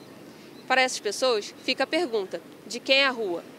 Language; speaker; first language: Portuguese; native; Portuguese